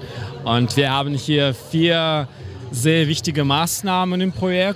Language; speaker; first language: German; non-native, fluent; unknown